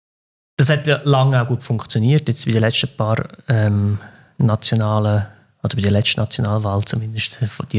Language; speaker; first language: German; native; German